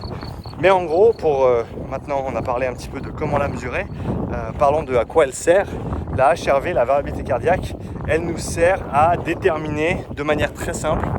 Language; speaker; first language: French; native; French